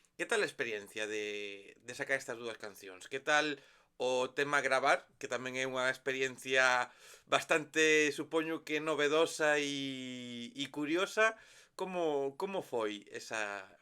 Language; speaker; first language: Galician; non-native, local second language; Spanish